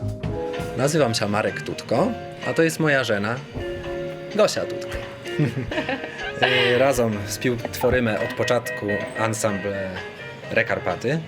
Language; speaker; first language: Polish; non-native, local second language; Rusyn